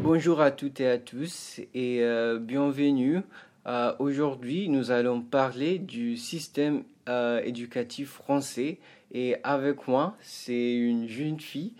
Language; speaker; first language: French; non-native, fluent; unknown